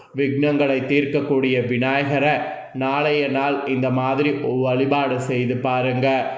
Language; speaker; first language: Tamil; native; Tamil